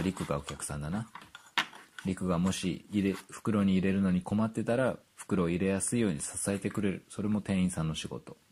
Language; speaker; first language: Japanese; native; Japanese